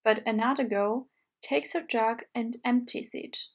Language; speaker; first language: English; non-native, fluent; Armenian